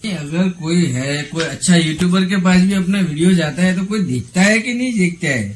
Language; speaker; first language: Hindi; non-native, local second language; Gujarati